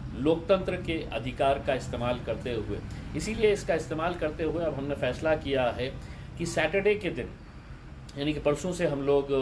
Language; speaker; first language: Hindi; non-native, local second language; Urdu